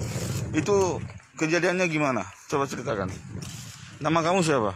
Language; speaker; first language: Indonesian; native; Indonesian